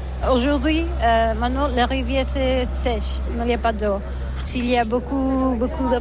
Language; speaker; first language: French; non-native, learner; Catalan